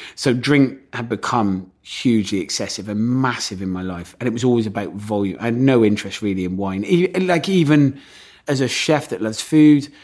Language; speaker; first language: English; native; English